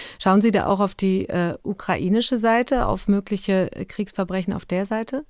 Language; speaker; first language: German; native; German